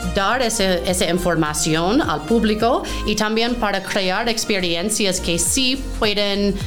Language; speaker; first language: Spanish; non-native, fluent; English